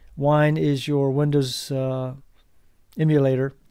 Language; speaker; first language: English; native; English